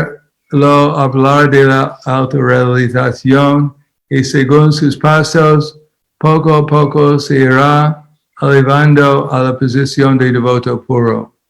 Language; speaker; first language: Spanish; non-native, fluent; English